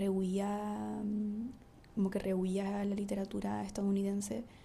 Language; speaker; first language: Spanish; native; Spanish